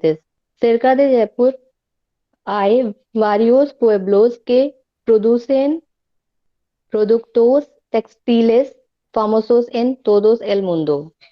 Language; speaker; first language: Spanish; non-native, learner; Hindi